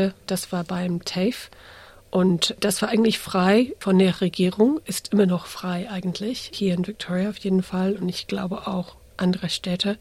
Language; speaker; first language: German; early bilingual, heritage; English